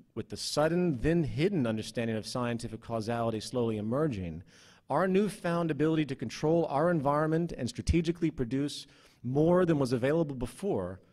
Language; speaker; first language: English; native; English